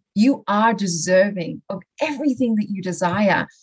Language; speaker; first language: English; native; English